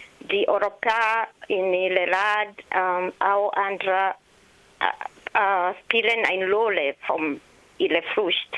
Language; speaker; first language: German; non-native, learner; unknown